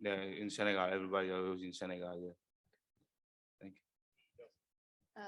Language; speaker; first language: English; non-native, learner; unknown